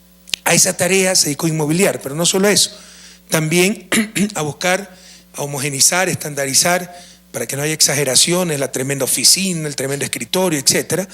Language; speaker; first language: Spanish; native; Spanish